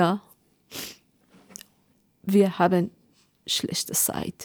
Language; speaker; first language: German; non-native, learner; Persian